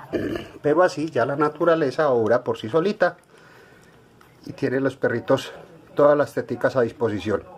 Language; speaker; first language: Spanish; native; Spanish